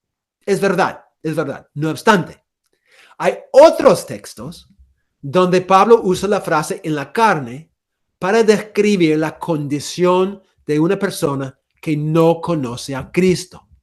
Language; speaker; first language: Spanish; non-native, fluent; English